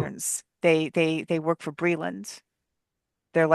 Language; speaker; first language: English; native; English